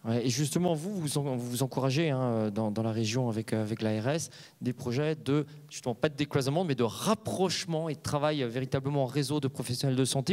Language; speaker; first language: French; native; French